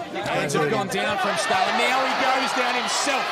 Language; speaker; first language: English; native; English